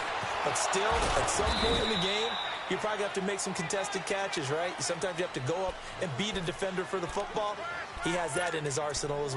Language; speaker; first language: English; native; English